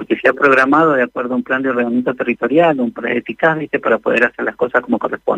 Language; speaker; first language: Spanish; native; Spanish